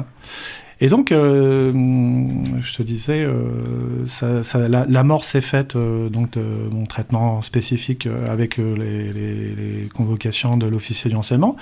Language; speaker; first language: French; native; French